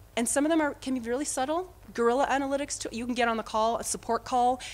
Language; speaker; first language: English; native; English